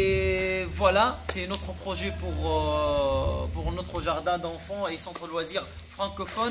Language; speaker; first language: French; non-native, fluent; Arabic